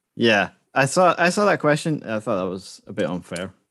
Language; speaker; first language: English; native; English